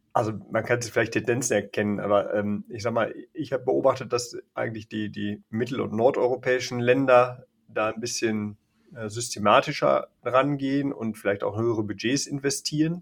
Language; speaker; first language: German; native; German